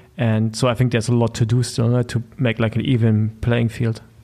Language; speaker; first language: English; non-native, fluent; German